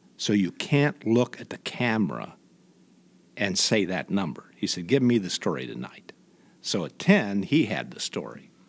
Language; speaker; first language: English; native; English